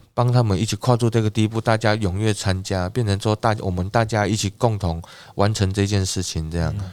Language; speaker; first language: Chinese; native; Chinese